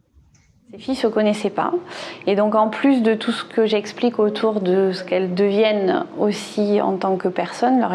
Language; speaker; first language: French; native; French